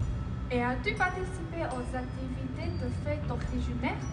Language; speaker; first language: French; non-native, learner; Chinese